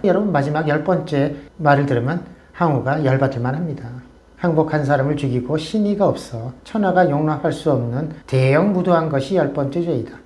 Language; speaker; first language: Korean; native; Korean